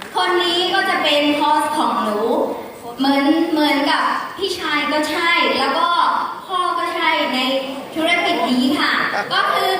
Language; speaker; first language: Thai; non-native, fluent; Burmese